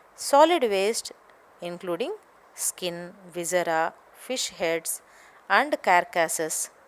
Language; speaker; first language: English; non-native, local second language; Telugu